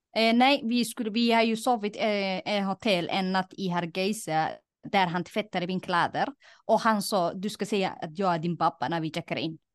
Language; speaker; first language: Swedish; non-native, fluent; Somali